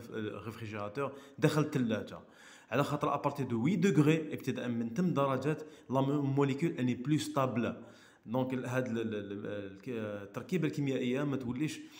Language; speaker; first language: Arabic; native; Arabic